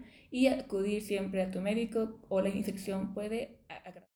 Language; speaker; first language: Spanish; native; Spanish